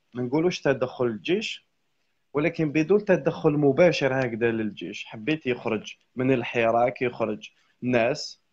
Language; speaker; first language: Arabic; native; Arabic